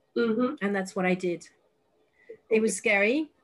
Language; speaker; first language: English; non-native, fluent; French